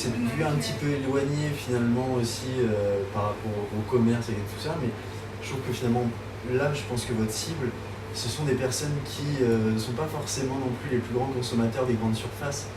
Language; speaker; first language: French; native; French